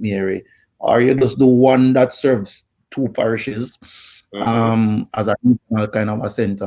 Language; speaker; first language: English; native; English